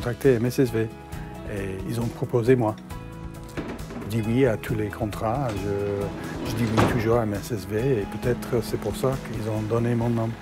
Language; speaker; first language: French; non-native, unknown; English